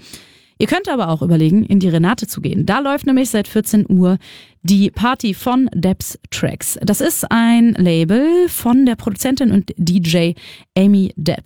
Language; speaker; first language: German; native; German